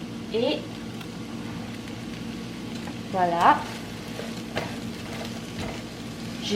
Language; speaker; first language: French; non-native, learner; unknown